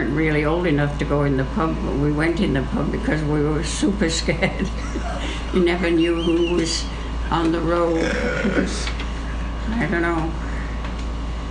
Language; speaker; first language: English; native; English